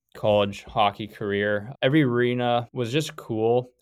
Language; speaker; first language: English; native; English